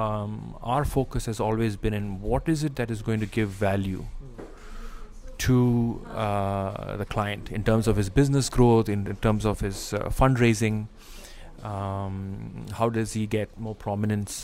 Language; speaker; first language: English; non-native, local second language; Malayalam